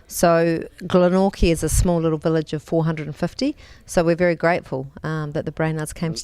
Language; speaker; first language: English; native; English